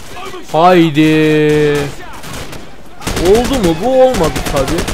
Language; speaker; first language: Turkish; native; Turkish